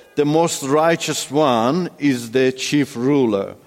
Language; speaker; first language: English; non-native, fluent; Turkish